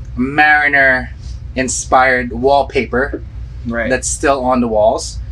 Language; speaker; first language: English; early bilingual, other home language; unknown